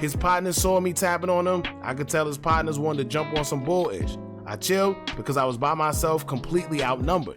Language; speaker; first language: English; native; English